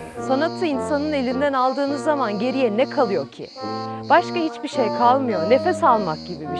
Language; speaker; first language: Turkish; native; Turkish